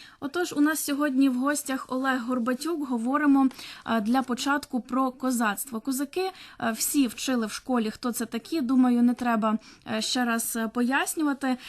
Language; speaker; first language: Ukrainian; native; Ukrainian